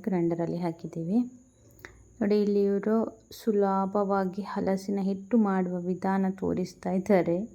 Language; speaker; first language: Kannada; non-native, local second language; Tulu